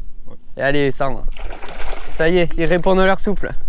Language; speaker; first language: French; native; French